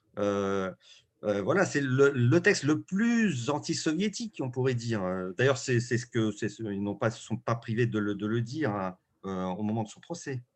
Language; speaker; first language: French; early bilingual, other home language; Russian